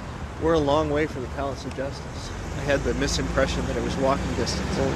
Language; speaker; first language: English; native; English